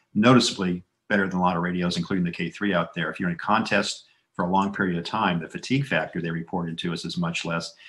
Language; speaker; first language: English; native; English